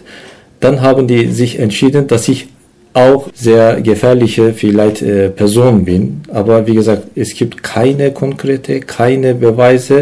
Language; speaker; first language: German; non-native, learner; Turkish